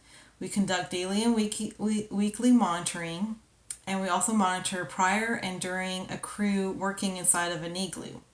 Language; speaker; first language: English; native; English